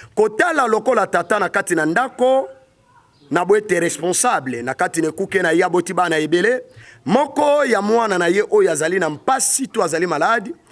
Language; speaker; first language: Lingala; non-native, local second language; Kongo